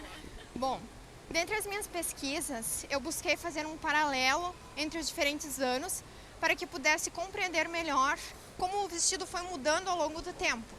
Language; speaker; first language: Portuguese; native; Portuguese